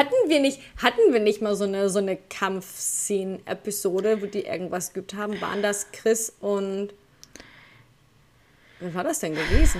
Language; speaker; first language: German; native; German